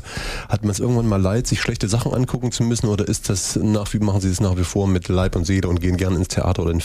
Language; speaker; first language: German; native; German